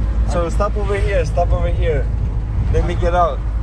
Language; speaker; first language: English; non-native, learner; Romanian